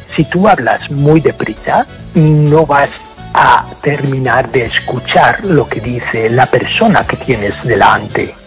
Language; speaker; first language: Spanish; non-native, fluent; English